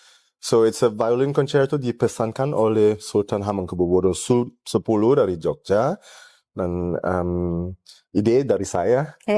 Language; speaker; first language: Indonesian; early bilingual, heritage; German